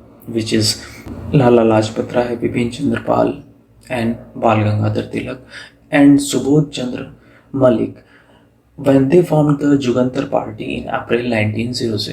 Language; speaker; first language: English; non-native, local second language; Hindi